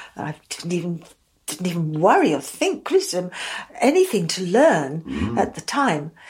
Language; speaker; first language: English; native; English